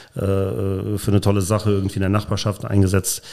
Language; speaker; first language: German; native; German